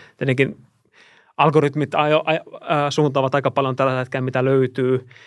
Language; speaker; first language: Finnish; non-native, fluent; Russian